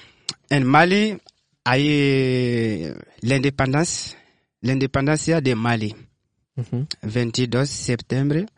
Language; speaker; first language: Spanish; non-native, learner; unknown